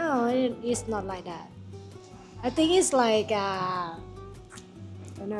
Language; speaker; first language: English; non-native, learner; Thai